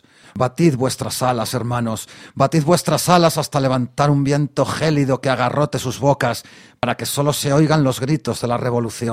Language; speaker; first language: Spanish; native; Spanish